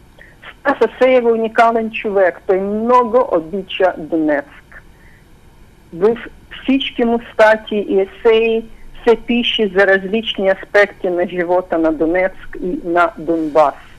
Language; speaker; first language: Bulgarian; non-native, fluent; Ukrainian